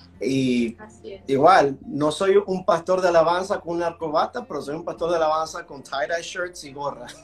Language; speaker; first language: Spanish; early bilingual, heritage; Spanish